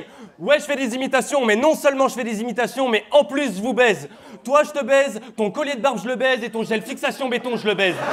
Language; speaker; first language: French; native; French